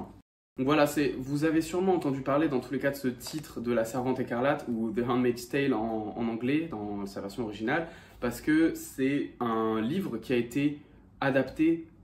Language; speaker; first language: French; native; French